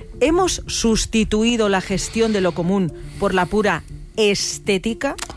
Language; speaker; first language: Spanish; native; Spanish